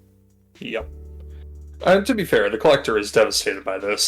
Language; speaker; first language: English; native; English